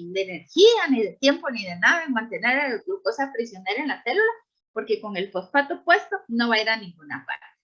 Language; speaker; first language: Spanish; native; Spanish